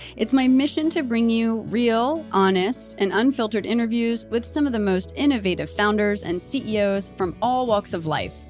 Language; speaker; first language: English; native; English